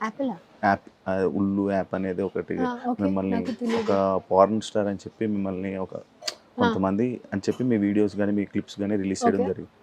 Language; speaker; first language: Telugu; native; Telugu